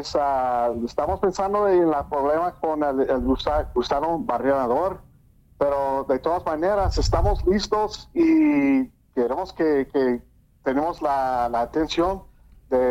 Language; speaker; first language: Spanish; early bilingual, heritage; Spanish